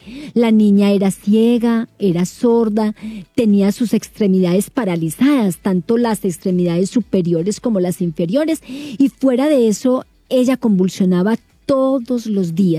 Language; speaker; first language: Spanish; native; Spanish